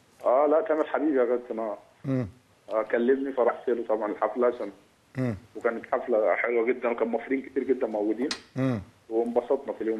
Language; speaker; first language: Arabic; native; Arabic